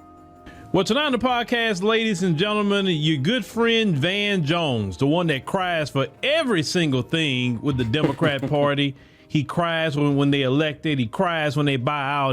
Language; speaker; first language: English; native; English